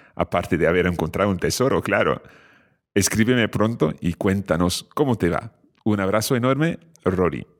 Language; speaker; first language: Spanish; non-native, fluent; English